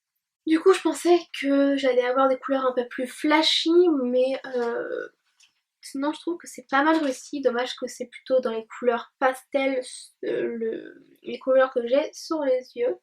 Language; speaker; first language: French; native; French